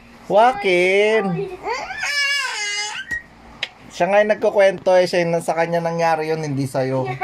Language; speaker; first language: Filipino; native; Filipino